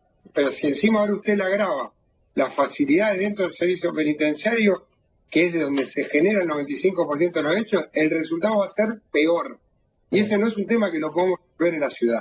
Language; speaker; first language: Spanish; native; Spanish